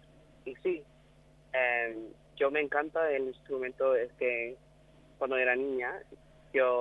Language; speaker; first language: Spanish; non-native, learner; English